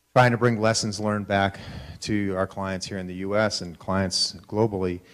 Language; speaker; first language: English; native; English